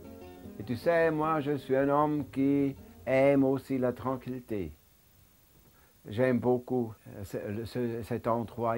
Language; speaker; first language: French; non-native, local second language; German